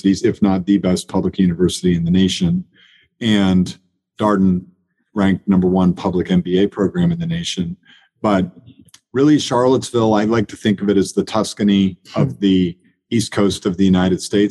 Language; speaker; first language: English; native; English